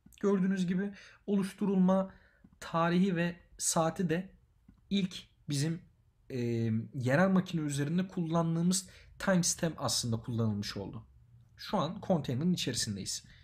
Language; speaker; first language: Turkish; native; Turkish